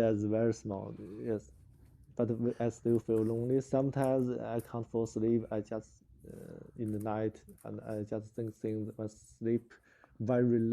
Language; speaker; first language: English; non-native, learner; Chinese